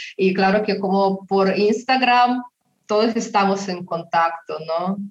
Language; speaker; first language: Spanish; non-native, fluent; Russian